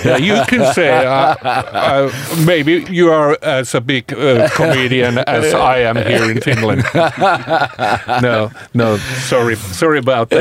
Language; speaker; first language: English; non-native, fluent; Finnish